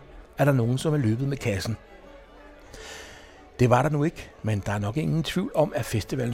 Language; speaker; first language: Danish; native; Danish